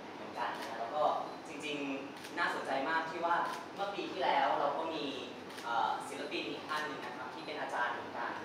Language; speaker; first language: Thai; native; Thai